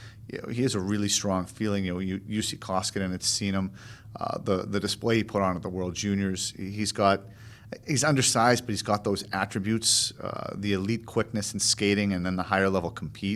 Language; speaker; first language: English; native; English